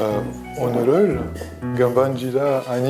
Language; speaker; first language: Korean; non-native, learner; French